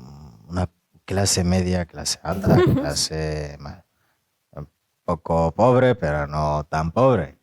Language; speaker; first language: Spanish; non-native, fluent; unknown